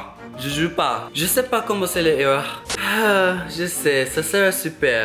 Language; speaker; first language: French; non-native, learner; English